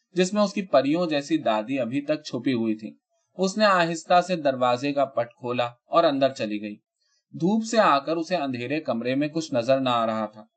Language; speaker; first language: Urdu; native; Urdu